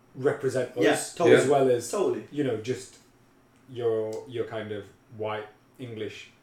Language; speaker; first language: English; native; English